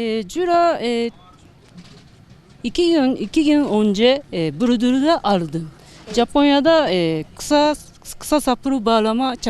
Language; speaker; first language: Turkish; non-native, learner; Japanese